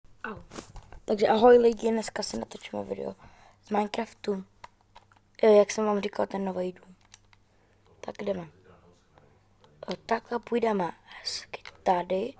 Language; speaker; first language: Czech; native; Czech